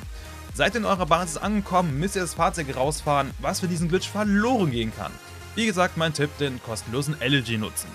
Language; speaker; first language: German; native; German